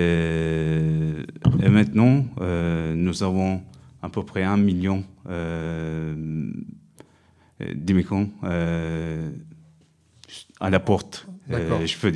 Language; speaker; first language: French; non-native, fluent; Turkish